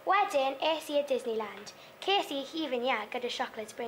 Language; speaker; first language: Welsh; non-native, learner; English